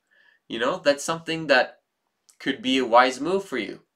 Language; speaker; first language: English; native; English